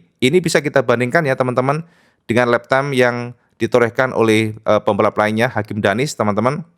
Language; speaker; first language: Indonesian; native; Indonesian